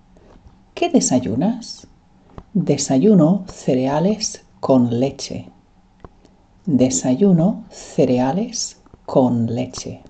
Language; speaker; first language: Spanish; non-native, fluent; English